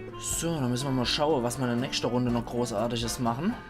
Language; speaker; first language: German; native; German